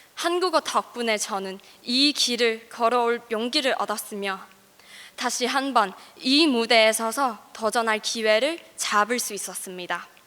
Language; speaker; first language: Korean; non-native, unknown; Cantonese